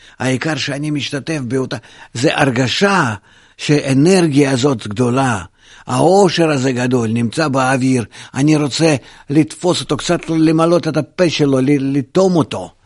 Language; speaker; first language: Hebrew; non-native, fluent; Russian